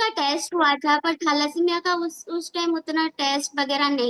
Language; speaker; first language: Hindi; non-native, local second language; Odia